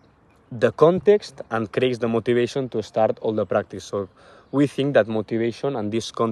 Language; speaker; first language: English; non-native, fluent; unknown